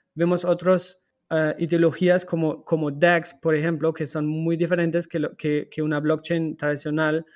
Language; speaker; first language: Spanish; non-native, fluent; German